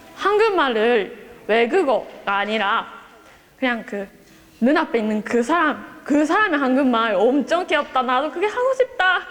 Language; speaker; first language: Korean; non-native, fluent; Japanese